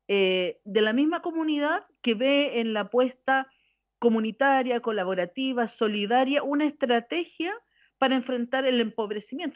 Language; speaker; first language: Spanish; native; Spanish